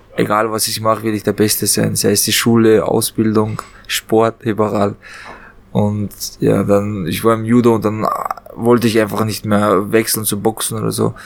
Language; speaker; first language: German; early bilingual, other home language; Chechen